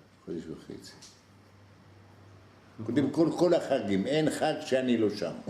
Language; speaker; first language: Hebrew; non-native, fluent; Arabic